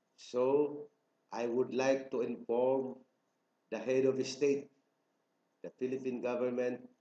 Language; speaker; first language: English; non-native, local second language; Tausug